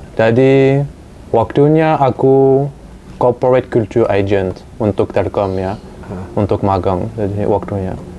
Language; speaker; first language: Indonesian; non-native, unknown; French